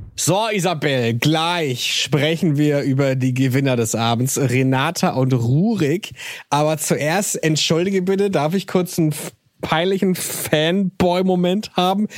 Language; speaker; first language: German; native; German